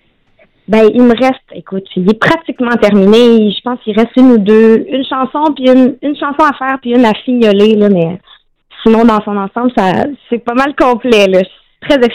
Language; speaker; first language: French; native; French